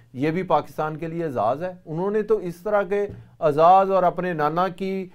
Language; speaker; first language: Urdu; native; Urdu